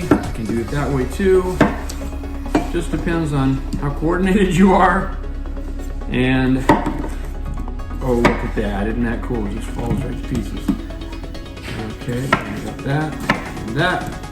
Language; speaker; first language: English; native; English